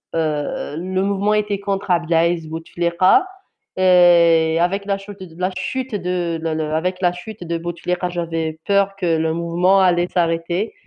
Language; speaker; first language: French; non-native, local second language; Kabyle